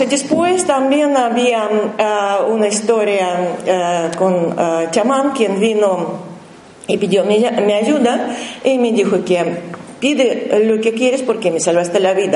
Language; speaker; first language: Spanish; non-native, learner; Russian